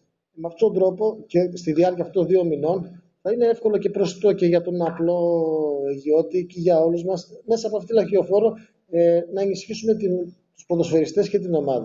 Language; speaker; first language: Greek; native; Greek